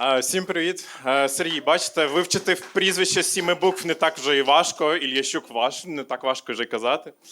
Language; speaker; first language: Ukrainian; non-native, local second language; Russian